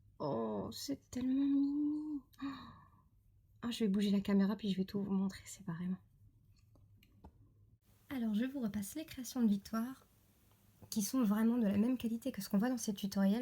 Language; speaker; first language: French; native; French